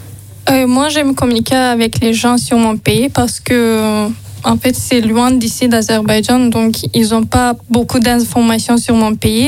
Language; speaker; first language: French; non-native, learner; Azerbaijani